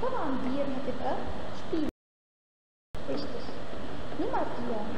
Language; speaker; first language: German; non-native, fluent; Arabic